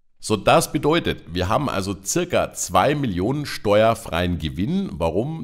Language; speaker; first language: German; native; German